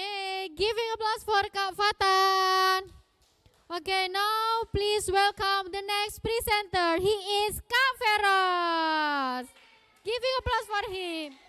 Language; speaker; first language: English; non-native, fluent; Indonesian